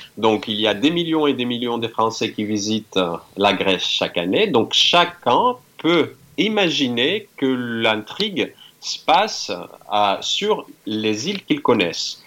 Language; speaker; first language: French; non-native, fluent; Greek